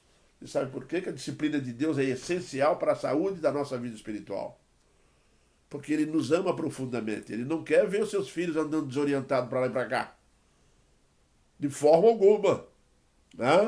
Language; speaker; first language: Portuguese; native; Portuguese